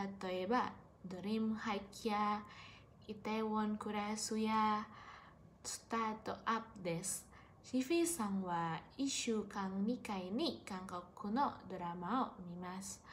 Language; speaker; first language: Japanese; non-native, learner; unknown